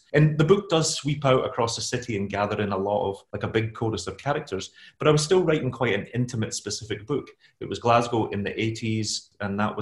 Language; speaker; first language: English; native; English